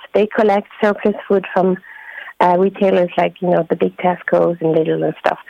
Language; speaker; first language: English; non-native, fluent; French